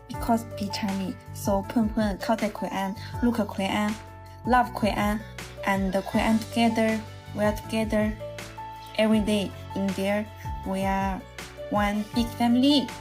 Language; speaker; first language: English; non-native, learner; Chinese